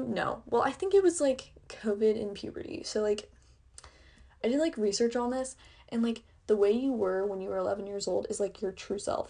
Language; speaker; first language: English; native; English